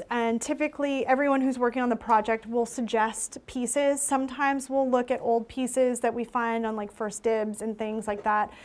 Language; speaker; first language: English; native; English